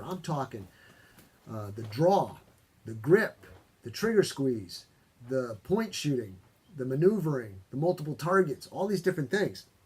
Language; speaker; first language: English; native; English